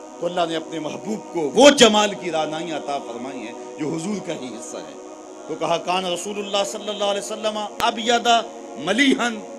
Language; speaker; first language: Urdu; non-native, local second language; Punjabi